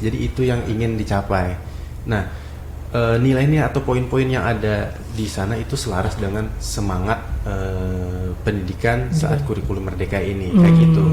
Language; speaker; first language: Indonesian; non-native, local second language; Banjar